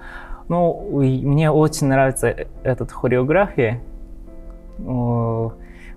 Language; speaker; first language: Russian; non-native, learner; Japanese